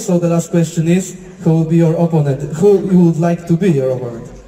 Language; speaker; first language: English; non-native, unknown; Polish